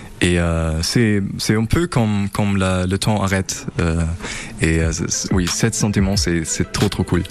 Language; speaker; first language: French; non-native, learner; German